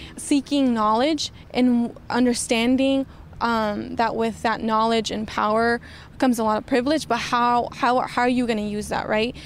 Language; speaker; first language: English; native; English